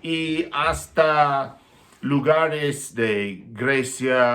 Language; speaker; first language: Spanish; non-native, fluent; English